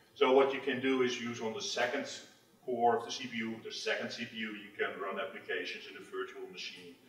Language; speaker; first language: English; non-native, fluent; Dutch